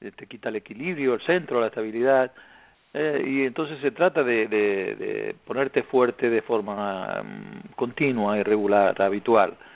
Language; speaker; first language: Spanish; native; Spanish